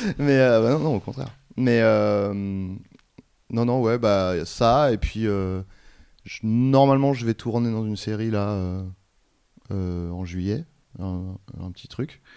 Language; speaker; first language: French; native; French